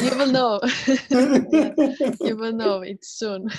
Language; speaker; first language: English; non-native, fluent; Turkish